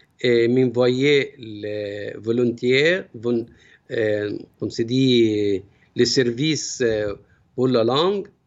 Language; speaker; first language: French; non-native, learner; Arabic